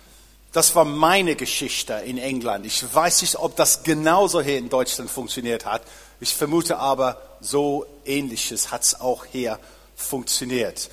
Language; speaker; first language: German; non-native, fluent; English